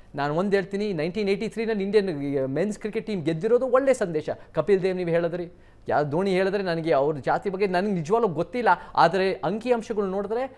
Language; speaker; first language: Kannada; early bilingual, heritage; Kannada